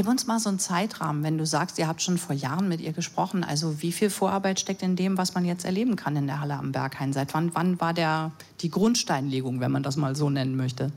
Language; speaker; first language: German; native; German